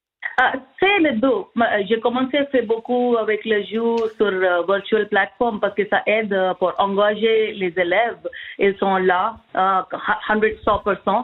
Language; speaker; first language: French; non-native, learner; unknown